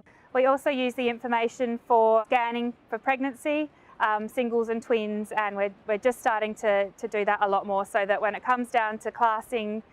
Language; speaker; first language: English; native; English